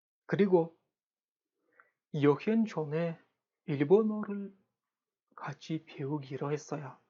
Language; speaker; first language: Korean; non-native, fluent; Kazakh